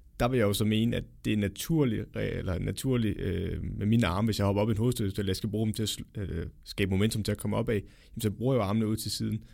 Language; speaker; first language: Danish; native; Danish